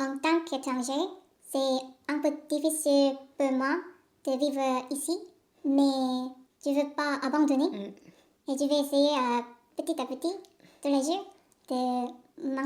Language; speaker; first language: French; non-native, fluent; Korean